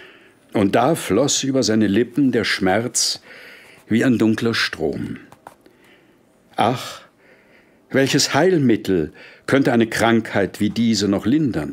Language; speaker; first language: German; native; German